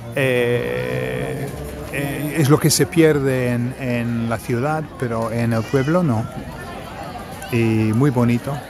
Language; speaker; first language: Spanish; native; Spanish